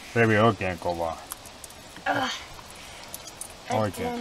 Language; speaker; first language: Finnish; native; Finnish